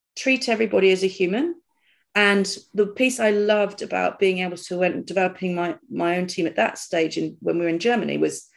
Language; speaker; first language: English; native; English